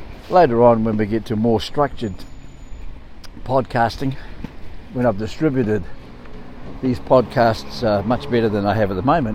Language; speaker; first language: English; native; English